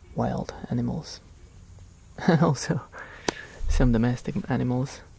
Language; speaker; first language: English; non-native, fluent; Slovak